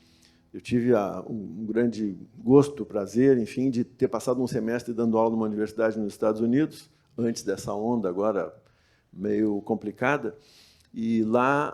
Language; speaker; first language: Portuguese; native; Portuguese